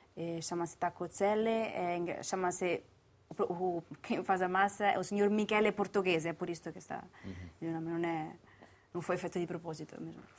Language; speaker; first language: Portuguese; non-native, fluent; Italian